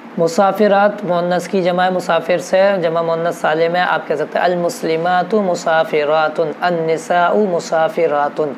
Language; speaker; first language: Urdu; native; Urdu